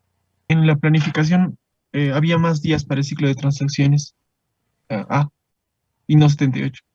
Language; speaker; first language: Spanish; native; Spanish